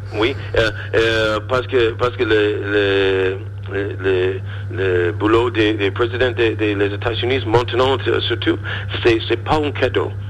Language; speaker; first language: French; non-native, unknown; English